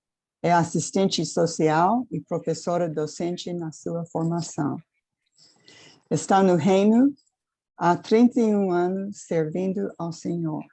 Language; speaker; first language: Portuguese; non-native, fluent; English